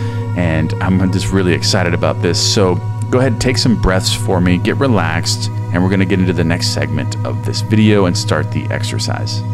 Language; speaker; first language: English; native; English